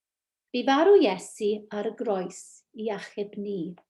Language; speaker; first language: Welsh; non-native, local second language; English